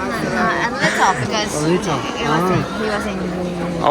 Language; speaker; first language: English; non-native, learner; Chinese